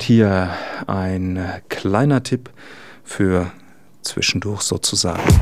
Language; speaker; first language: German; native; German